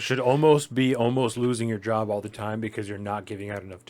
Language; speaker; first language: English; native; English